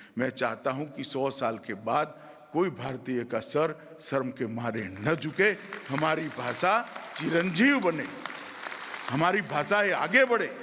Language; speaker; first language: Hindi; non-native, local second language; Gujarati